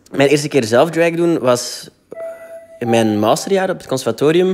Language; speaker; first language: Dutch; native; Dutch